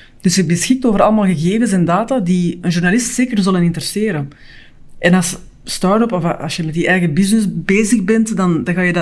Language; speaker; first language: Dutch; native; Dutch